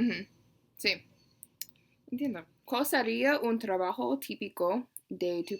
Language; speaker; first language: Spanish; non-native, learner; English